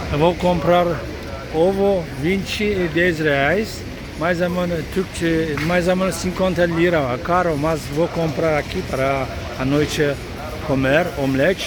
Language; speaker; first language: Portuguese; non-native, learner; Turkish